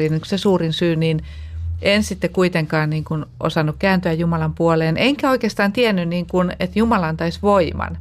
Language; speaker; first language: Finnish; native; Finnish